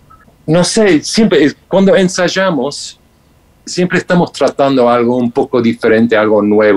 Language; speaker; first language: Spanish; non-native, fluent; English